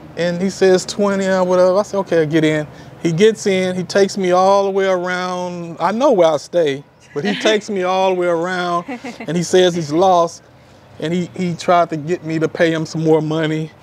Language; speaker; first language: English; native; English